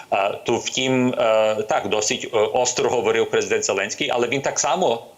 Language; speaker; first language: Ukrainian; early bilingual, other home language; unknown